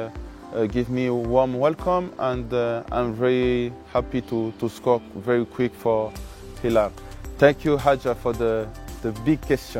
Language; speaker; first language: English; non-native, learner; French